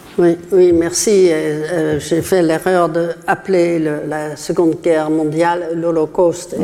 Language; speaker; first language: French; non-native, fluent; Dutch